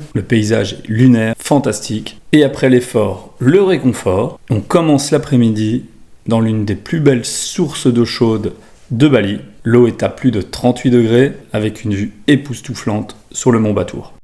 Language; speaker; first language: French; native; French